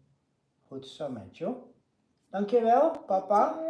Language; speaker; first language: Dutch; non-native, fluent; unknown